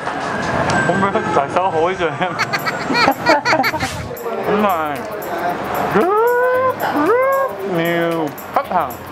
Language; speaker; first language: Vietnamese; non-native, learner; Korean